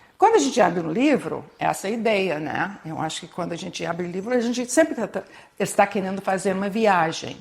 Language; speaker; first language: Portuguese; non-native, fluent; English